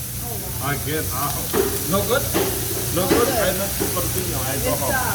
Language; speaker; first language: English; non-native, learner; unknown